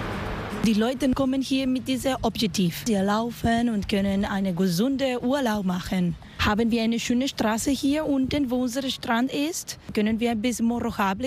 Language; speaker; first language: German; non-native, learner; Spanish